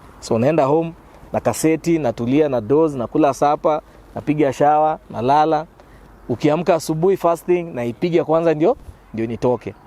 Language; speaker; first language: Swahili; native; Swahili